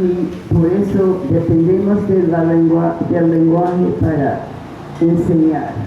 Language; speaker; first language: Spanish; non-native, fluent; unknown